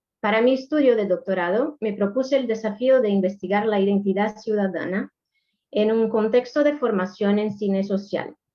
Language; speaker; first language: Spanish; non-native, fluent; Portuguese